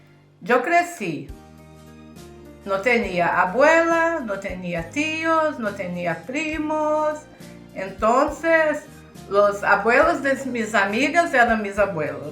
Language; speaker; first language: Spanish; early bilingual, heritage; Spanish